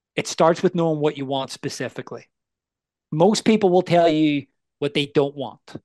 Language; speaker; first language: English; native; English